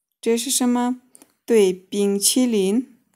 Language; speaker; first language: Chinese; non-native, fluent; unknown